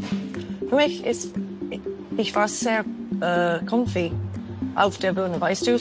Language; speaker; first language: German; non-native, learner; English